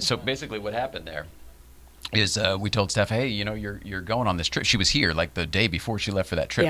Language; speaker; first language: English; native; English